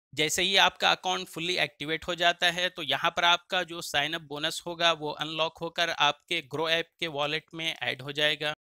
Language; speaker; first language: Hindi; native; Hindi